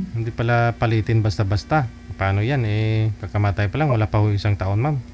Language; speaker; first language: Filipino; native; Filipino